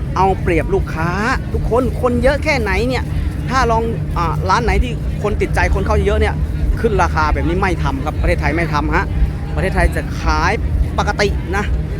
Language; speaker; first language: Thai; native; Thai